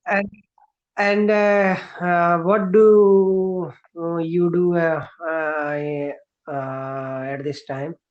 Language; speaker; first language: English; non-native, learner; Hindi